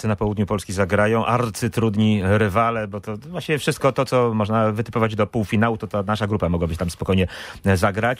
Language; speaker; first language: Polish; native; Polish